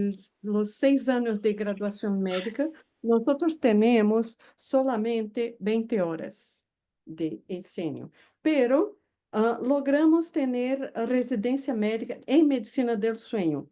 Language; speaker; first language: Spanish; non-native, fluent; Portuguese